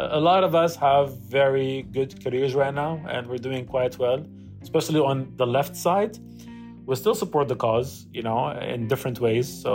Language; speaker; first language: English; non-native, fluent; Arabic